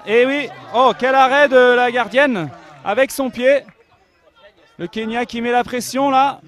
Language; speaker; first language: French; native; French